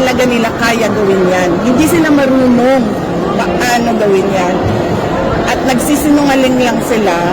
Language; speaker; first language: Filipino; native; Filipino